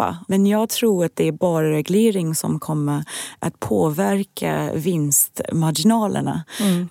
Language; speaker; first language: Swedish; non-native, fluent; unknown